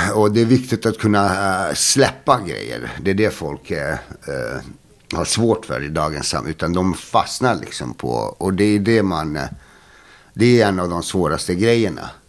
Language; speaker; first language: Swedish; early bilingual, other home language; Bosnian